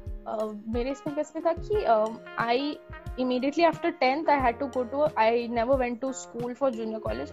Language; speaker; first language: English; non-native, local second language; Hindi